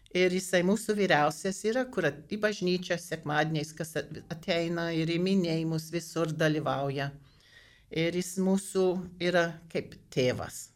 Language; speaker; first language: Lithuanian; early bilingual, heritage; Lithuanian